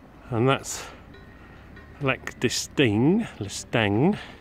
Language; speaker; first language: English; native; English